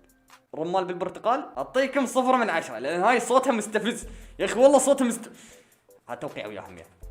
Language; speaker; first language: Arabic; native; Arabic